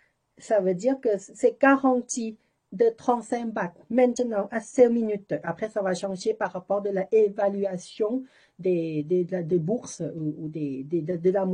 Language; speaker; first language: French; non-native, learner; Thai